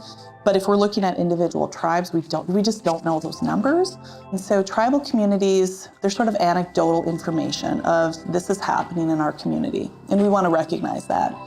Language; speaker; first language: English; native; English